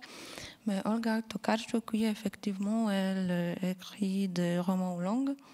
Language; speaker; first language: French; non-native, fluent; Polish